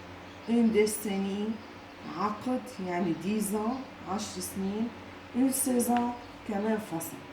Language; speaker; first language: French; non-native, local second language; Arabic